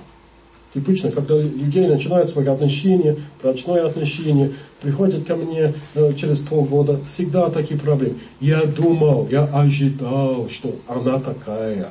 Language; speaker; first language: Russian; non-native, learner; English